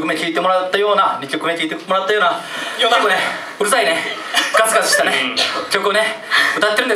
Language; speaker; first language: Japanese; native; Japanese